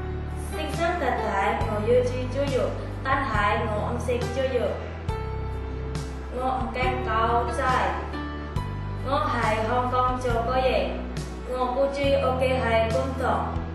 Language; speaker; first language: Cantonese; non-native, learner; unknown